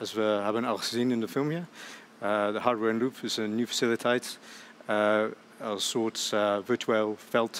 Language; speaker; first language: Dutch; non-native, fluent; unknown